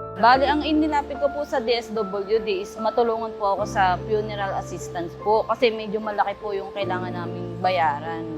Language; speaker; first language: Filipino; native; Filipino